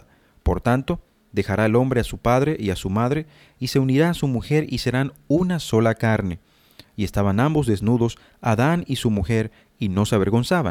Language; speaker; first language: Spanish; native; Spanish